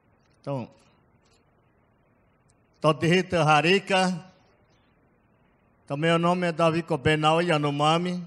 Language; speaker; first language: Portuguese; non-native, local second language; Yanomámi